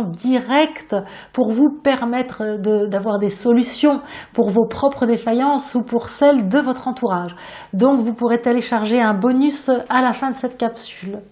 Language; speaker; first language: French; native; French